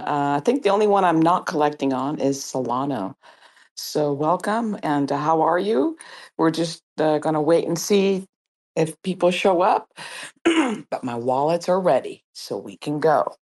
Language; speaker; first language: English; early bilingual, other home language; Persian